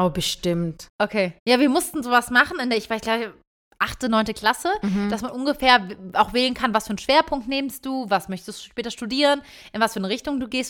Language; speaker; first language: German; early bilingual, other home language; Turkish